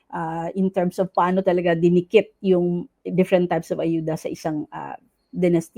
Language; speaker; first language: Filipino; non-native, local second language; Cebuano